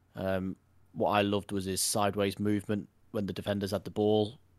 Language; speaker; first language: English; native; English